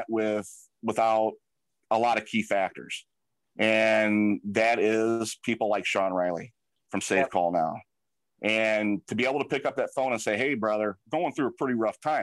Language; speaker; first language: English; native; English